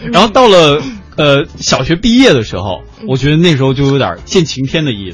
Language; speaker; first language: Chinese; native; Chinese